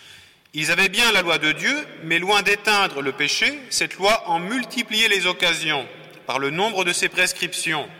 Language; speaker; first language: French; native; French